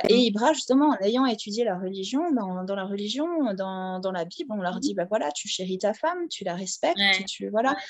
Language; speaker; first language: French; native; French